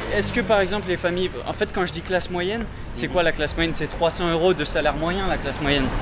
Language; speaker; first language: French; native; French